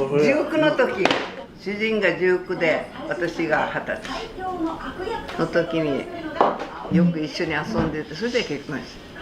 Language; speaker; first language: Japanese; native; Japanese